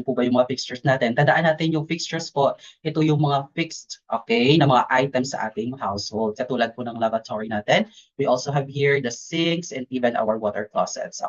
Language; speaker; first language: Filipino; native; Filipino